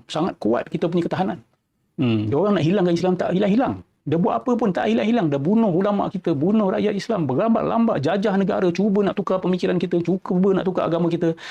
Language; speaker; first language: Malay; native; Malay